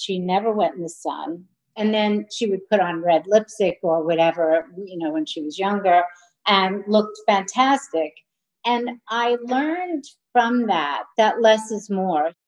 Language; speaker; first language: English; native; English